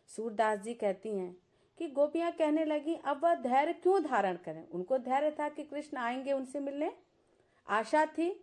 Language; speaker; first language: Hindi; native; Hindi